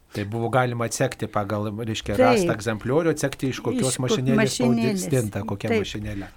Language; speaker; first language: Lithuanian; native; Lithuanian